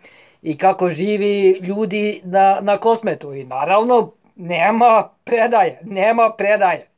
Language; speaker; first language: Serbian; non-native, fluent; Norwegian